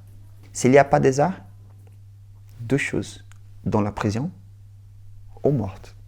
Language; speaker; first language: French; non-native, learner; Portuguese